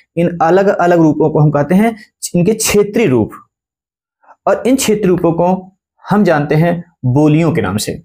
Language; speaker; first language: Hindi; native; Hindi